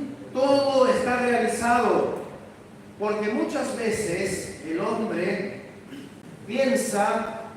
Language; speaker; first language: Spanish; native; Spanish